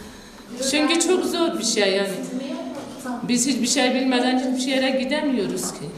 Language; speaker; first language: Turkish; non-native, learner; Kurdish